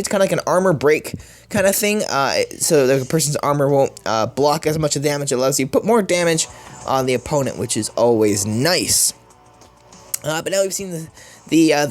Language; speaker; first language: English; native; English